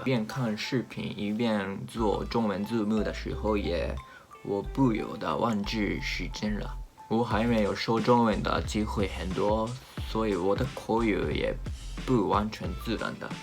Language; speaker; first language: Chinese; non-native, learner; Japanese